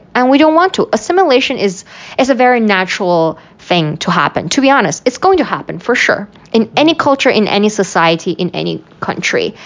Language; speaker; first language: English; non-native, fluent; Uyghur